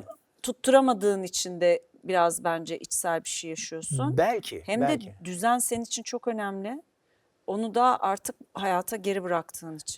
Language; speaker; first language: Turkish; native; Turkish